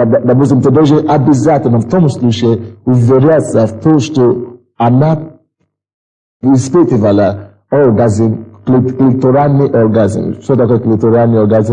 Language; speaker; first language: Russian; non-native, fluent; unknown